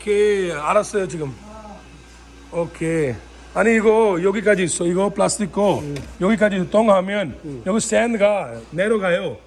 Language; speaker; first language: Korean; non-native, learner; Hindi